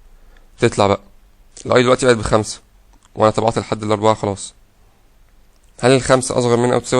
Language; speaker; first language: Arabic; native; Arabic